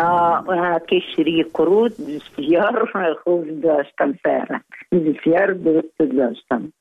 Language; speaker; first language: Persian; non-native, learner; Arabic